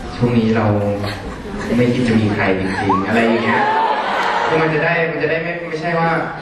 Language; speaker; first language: Thai; early bilingual, heritage; Thai